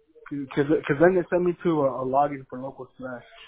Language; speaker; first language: English; early bilingual, other home language; Spanish